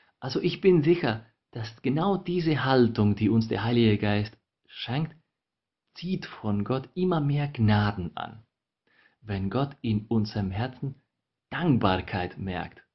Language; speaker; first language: German; non-native, fluent; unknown